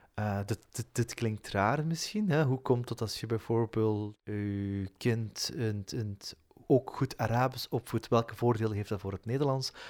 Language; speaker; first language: Dutch; early bilingual, other home language; Turkish